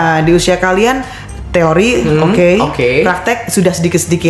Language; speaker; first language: Indonesian; native; Indonesian